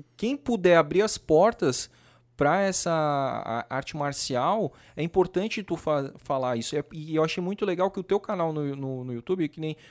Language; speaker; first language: Portuguese; native; Portuguese